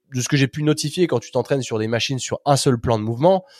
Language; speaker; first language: French; native; French